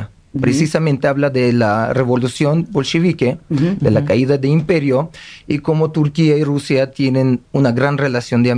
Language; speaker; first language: Spanish; non-native, fluent; Uzbek